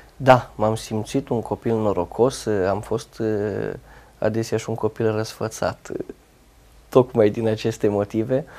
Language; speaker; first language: Romanian; native; Romanian